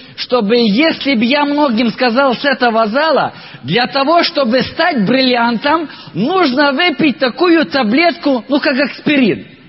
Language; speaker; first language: Russian; non-native, local second language; Ukrainian